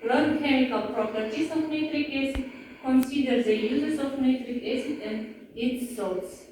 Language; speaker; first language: English; non-native, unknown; Kazakh